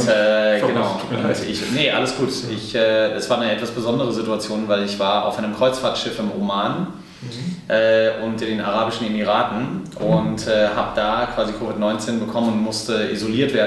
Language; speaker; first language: German; native; German